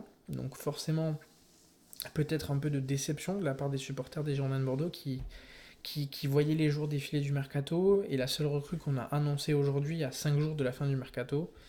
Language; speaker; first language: French; native; French